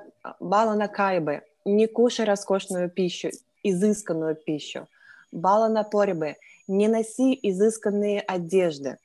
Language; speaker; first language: Russian; native; Russian